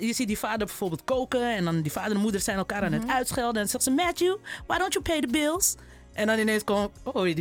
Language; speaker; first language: Dutch; native; Dutch